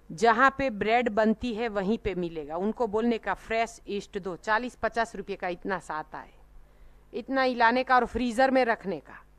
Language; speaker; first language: Hindi; non-native, local second language; Gujarati